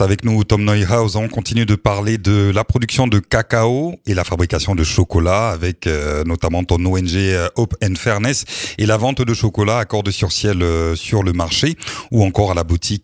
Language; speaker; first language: French; native; French